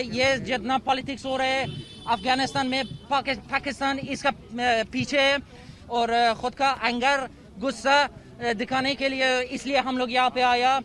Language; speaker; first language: Hindi; non-native, fluent; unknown